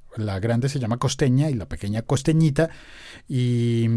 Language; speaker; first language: Spanish; native; Spanish